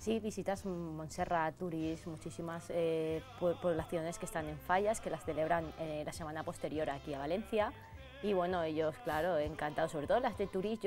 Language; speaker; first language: Spanish; native; Spanish